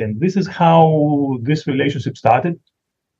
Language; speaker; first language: English; non-native, fluent; Greek